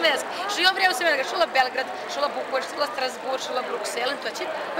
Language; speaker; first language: Romanian; early bilingual, heritage; Romanian